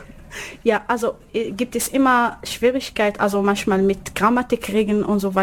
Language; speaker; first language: German; non-native, learner; Arabic